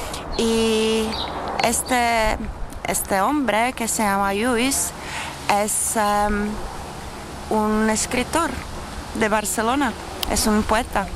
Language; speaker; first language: Spanish; non-native, learner; Czech